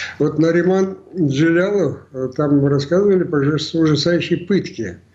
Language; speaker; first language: Russian; non-native, local second language; Crimean Tatar